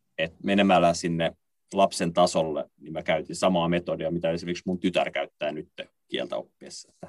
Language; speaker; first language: Finnish; native; Finnish